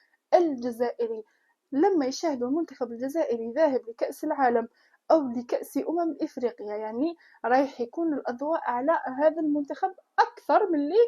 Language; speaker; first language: Arabic; native; Arabic